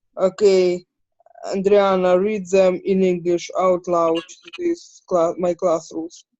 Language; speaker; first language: English; non-native, learner; Ukrainian